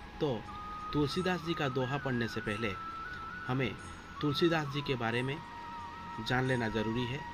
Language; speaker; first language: Hindi; non-native, local second language; Odia